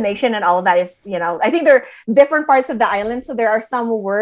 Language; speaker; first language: English; native; English